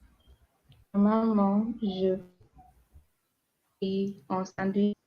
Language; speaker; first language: French; non-native, learner; English